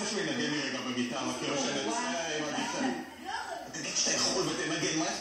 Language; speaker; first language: Hebrew; native; Hebrew